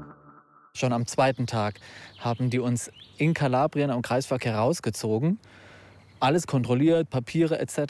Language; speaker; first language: German; native; German